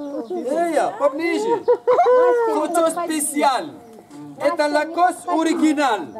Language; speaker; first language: Russian; non-native, learner; Arabic